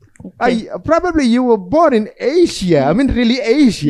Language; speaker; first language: English; non-native, fluent; Indonesian